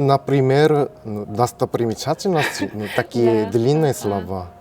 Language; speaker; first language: Russian; non-native, learner; Korean